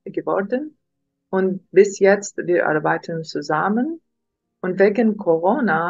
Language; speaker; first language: German; non-native, learner; Arabic